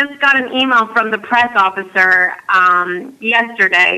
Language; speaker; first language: English; native; English